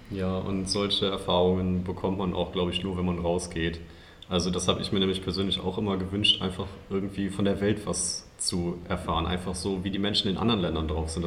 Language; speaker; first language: German; native; German